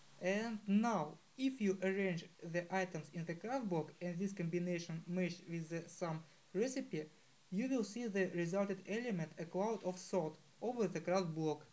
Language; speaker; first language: English; non-native, fluent; Russian